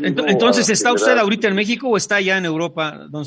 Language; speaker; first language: Spanish; native; Spanish